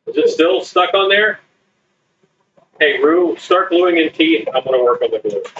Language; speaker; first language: English; native; English